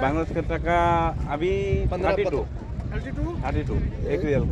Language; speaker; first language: Hindi; non-native, learner; Bangla